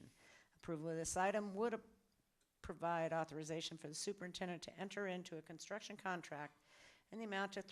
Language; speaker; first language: English; native; English